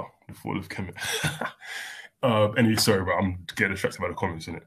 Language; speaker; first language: English; native; English